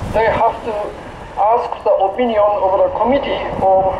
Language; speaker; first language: English; non-native, learner; Japanese